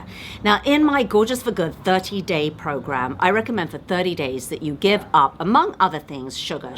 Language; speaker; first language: English; native; English